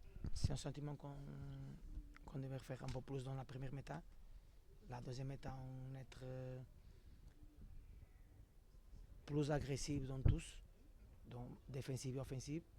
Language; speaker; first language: French; non-native, learner; Portuguese